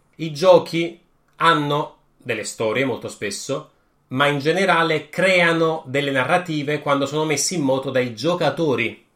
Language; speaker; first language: Italian; native; Italian